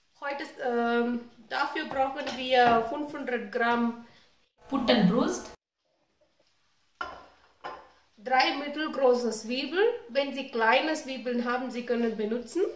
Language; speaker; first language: German; non-native, learner; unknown